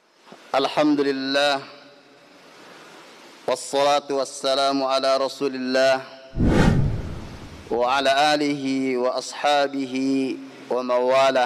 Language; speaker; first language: Arabic; non-native, fluent; Indonesian